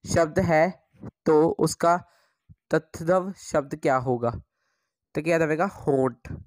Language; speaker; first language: Hindi; non-native, local second language; Punjabi